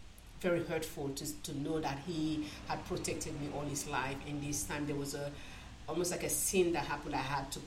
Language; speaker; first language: English; non-native, local second language; Krio